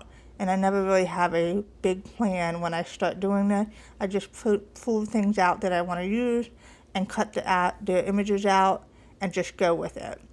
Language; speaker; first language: English; native; English